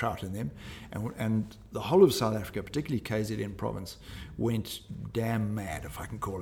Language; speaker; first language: English; native; English